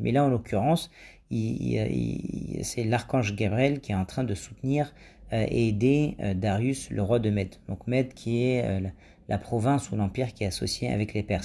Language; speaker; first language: French; native; French